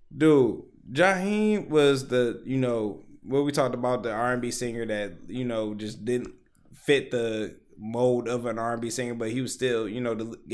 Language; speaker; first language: English; native; English